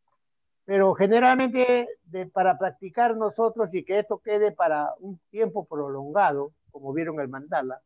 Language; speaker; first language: Spanish; native; Spanish